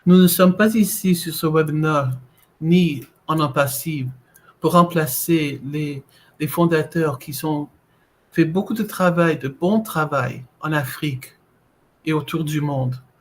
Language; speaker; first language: French; non-native, fluent; English